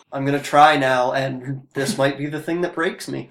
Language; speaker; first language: English; native; English